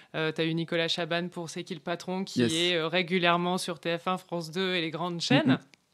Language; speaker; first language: French; native; French